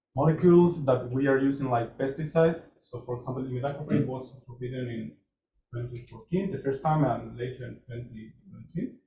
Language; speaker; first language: English; non-native, fluent; Spanish